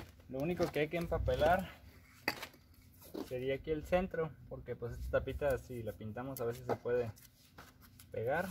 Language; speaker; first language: Spanish; native; Spanish